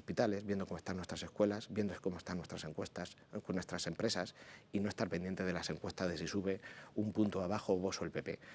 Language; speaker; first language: Spanish; native; Spanish